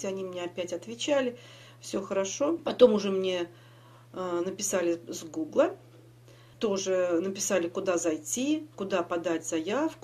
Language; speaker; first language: Russian; native; Russian